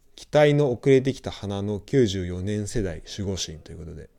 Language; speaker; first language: Japanese; native; Japanese